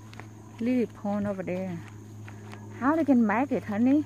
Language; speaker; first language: English; non-native, learner; Vietnamese